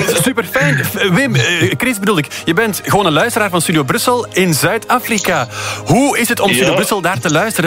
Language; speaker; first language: Dutch; native; Dutch